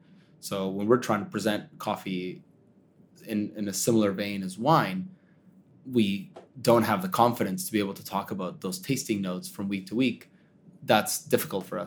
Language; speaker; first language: English; early bilingual, other home language; Spanish